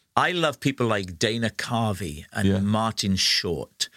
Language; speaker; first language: English; native; English